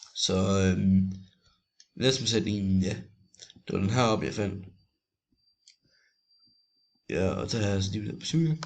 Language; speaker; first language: Danish; native; Danish